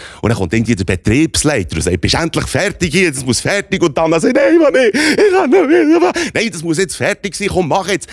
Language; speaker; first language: German; native; German